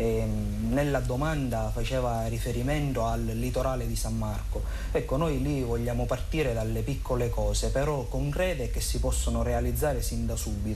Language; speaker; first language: Italian; native; Italian